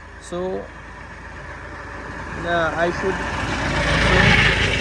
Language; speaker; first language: English; non-native, learner; Bangla